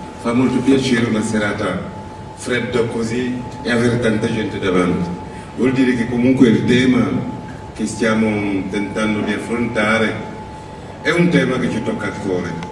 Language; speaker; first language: Italian; non-native, fluent; Wolof